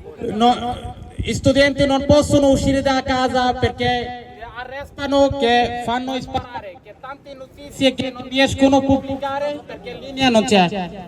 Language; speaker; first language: Italian; non-native, learner; Bangla